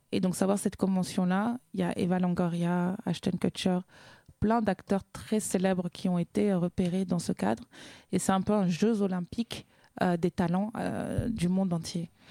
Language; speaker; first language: French; native; French